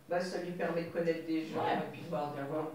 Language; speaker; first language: French; native; French